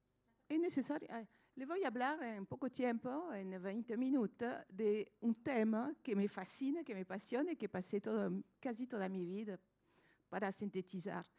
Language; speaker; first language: Spanish; non-native, fluent; French